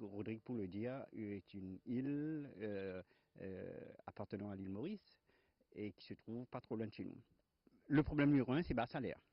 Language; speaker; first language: French; non-native, local second language; Morisyen